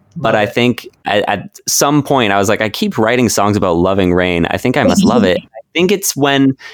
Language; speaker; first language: English; native; English